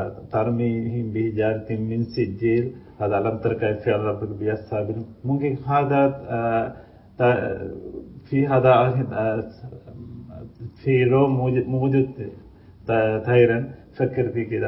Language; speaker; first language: Arabic; non-native, learner; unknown